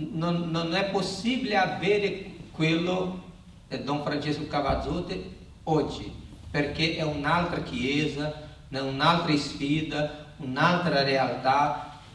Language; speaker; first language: Italian; non-native, learner; Portuguese